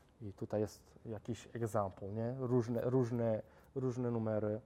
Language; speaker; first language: Polish; non-native, fluent; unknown